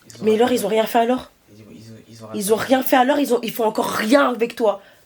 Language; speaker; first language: French; native; French